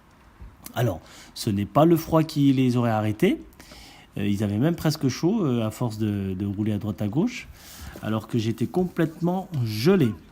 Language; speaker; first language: French; native; French